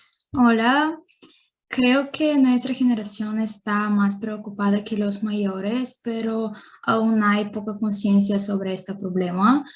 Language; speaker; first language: Spanish; non-native, fluent; Bulgarian